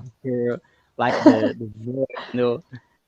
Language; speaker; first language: English; non-native, fluent; Portuguese